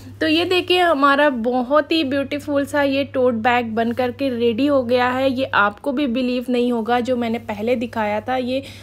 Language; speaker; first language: Hindi; native; Hindi